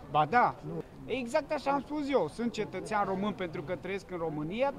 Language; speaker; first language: Romanian; non-native, local second language; Romany